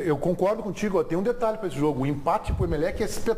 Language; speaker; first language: Portuguese; native; Portuguese